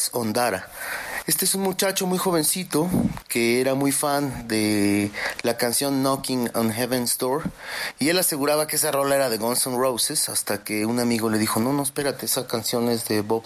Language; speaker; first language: Spanish; native; Spanish